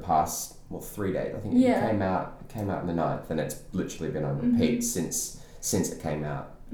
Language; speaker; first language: English; native; English